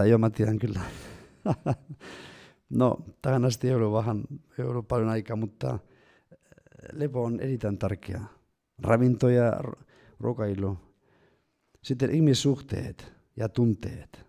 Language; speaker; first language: Finnish; non-native, fluent; Spanish